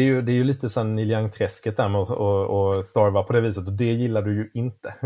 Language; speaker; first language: Swedish; native; Swedish